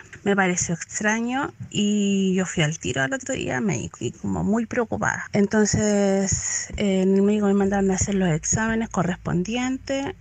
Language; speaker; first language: Spanish; native; Spanish